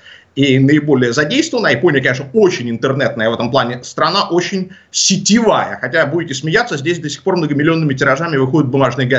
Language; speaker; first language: Russian; native; Russian